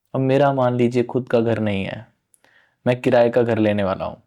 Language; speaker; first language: Hindi; non-native, local second language; Punjabi